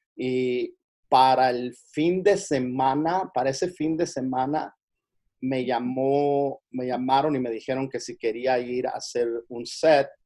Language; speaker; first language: Spanish; early bilingual, heritage; Spanish